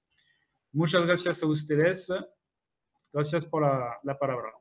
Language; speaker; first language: Spanish; non-native, fluent; French